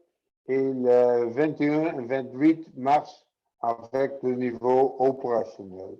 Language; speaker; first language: French; non-native, fluent; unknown